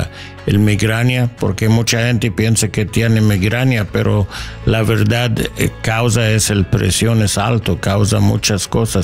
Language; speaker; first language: Spanish; non-native, learner; English